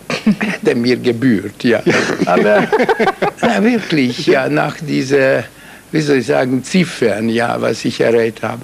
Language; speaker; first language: German; non-native, fluent; Hungarian